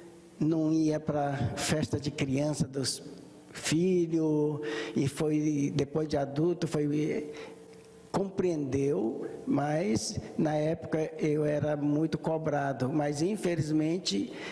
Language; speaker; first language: Portuguese; early bilingual, other home language; Japanese